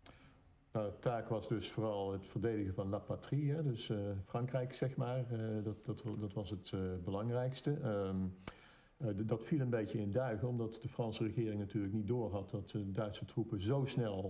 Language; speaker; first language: Dutch; native; Dutch